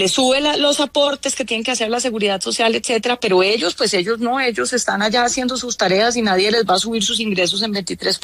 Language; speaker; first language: Spanish; native; Spanish